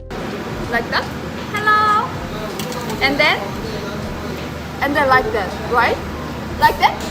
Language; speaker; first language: English; non-native, learner; Japanese